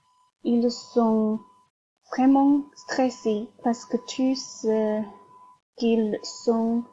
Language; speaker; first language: French; non-native, learner; Chinese